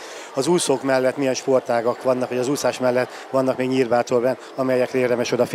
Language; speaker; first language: Hungarian; native; Hungarian